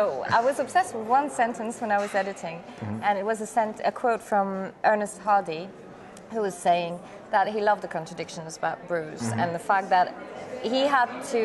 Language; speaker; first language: English; non-native, fluent; French